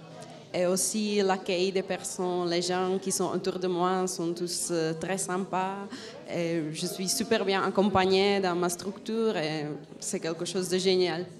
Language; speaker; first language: French; non-native, fluent; Czech